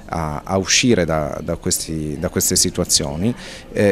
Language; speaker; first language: Italian; native; Italian